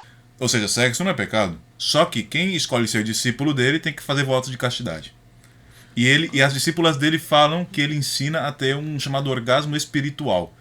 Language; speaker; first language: Portuguese; native; Portuguese